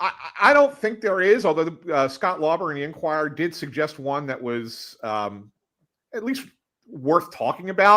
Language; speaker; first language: English; native; English